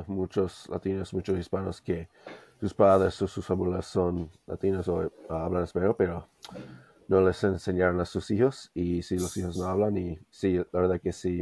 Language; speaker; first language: Spanish; non-native, fluent; English